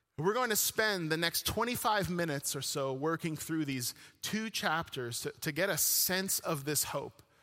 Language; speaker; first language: English; early bilingual, other home language; Arabic